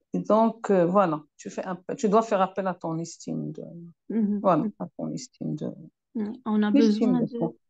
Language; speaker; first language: French; native; French